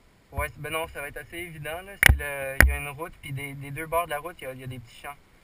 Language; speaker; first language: French; early bilingual, heritage; French